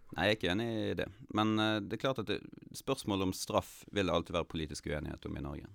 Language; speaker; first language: Norwegian; native; Norwegian